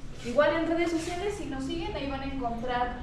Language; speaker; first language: Spanish; native; Spanish